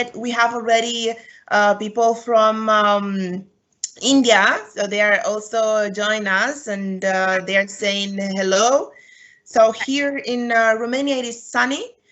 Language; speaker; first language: English; non-native, fluent; Romanian